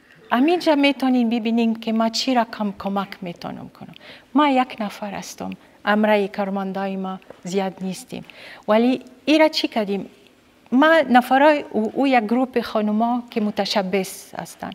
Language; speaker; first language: Persian; non-native, fluent; Arabic